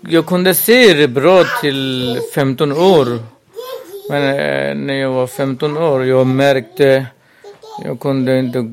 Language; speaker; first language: Swedish; non-native, local second language; Burmese